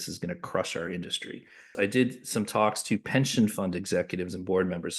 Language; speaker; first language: English; native; English